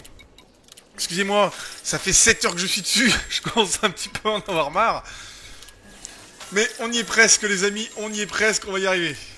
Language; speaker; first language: French; native; French